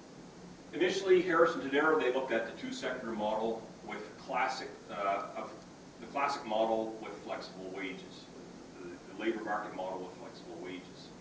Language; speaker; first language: English; native; English